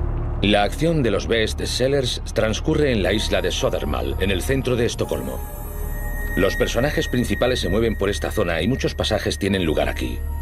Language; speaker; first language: Spanish; native; Spanish